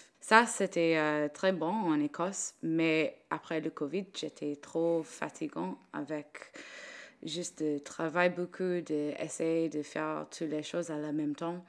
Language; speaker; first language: French; non-native, learner; English